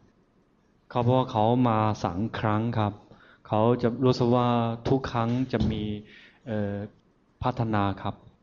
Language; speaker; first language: Thai; non-native, fluent; Chinese